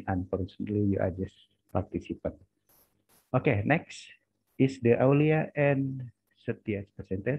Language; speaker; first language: English; non-native, learner; Indonesian